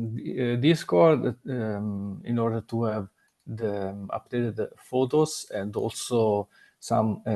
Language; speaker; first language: English; non-native, learner; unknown